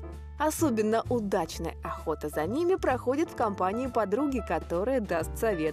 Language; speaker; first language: Russian; native; Russian